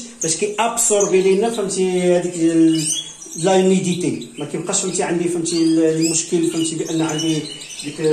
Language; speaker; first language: Arabic; native; Arabic